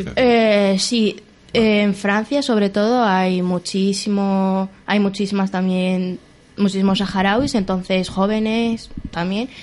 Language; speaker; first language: Spanish; early bilingual, other home language; Arabic